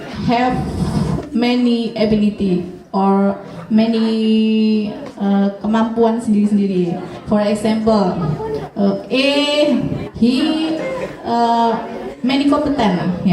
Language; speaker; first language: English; non-native, learner; Indonesian